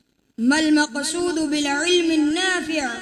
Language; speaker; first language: Arabic; non-native, learner; Urdu